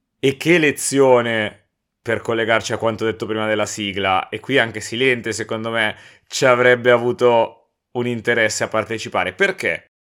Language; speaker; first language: Italian; native; Italian